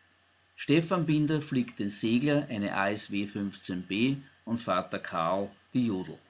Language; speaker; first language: German; native; German